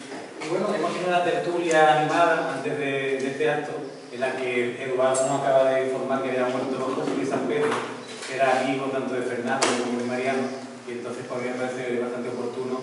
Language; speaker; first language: Spanish; native; Spanish